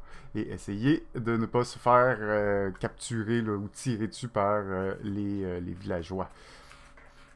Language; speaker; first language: French; native; French